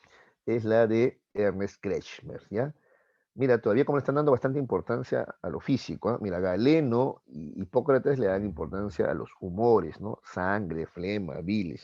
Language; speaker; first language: Spanish; native; Spanish